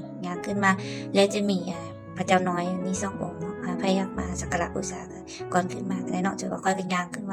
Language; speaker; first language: Thai; non-native, local second language; Northeastern Thai